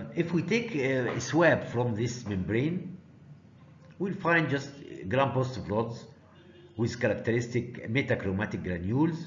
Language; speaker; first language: English; non-native, fluent; Arabic